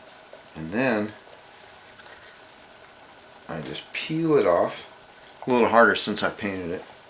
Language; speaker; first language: English; native; English